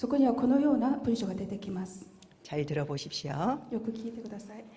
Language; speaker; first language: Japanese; non-native, fluent; Korean